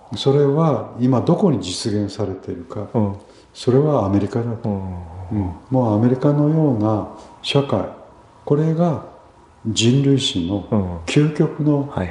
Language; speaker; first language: Japanese; early bilingual, other home language; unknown